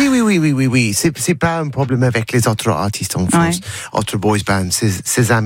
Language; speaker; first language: French; non-native, learner; English